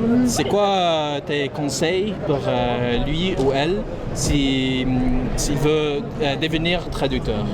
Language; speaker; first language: French; non-native, fluent; English